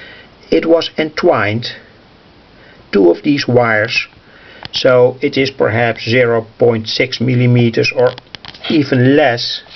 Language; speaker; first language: English; non-native, fluent; Dutch